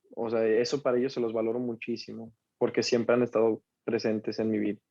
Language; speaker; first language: Spanish; native; Spanish